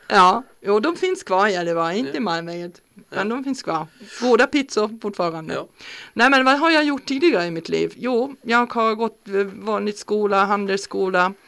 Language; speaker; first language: Swedish; non-native, fluent; German